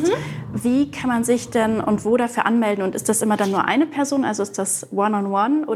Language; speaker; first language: German; native; German